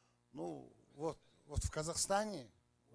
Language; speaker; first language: Russian; native; Russian